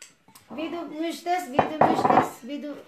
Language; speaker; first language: German; non-native, learner; Cebuano